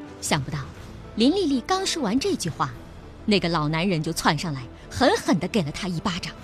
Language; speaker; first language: Chinese; native; Chinese